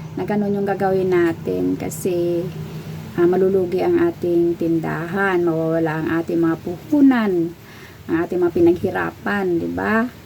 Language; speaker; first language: Filipino; non-native, local second language; Cebuano